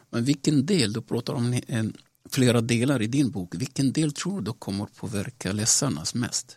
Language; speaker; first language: Swedish; non-native, fluent; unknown